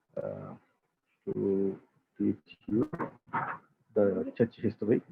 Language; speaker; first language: English; non-native, local second language; Telugu